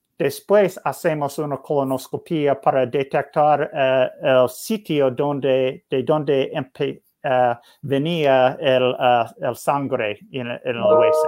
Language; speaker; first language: Spanish; non-native, learner; English